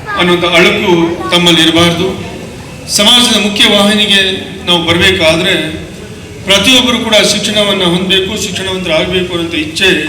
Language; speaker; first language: Kannada; non-native, local second language; Lambadi